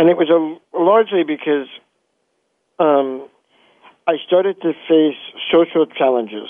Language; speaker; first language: English; native; English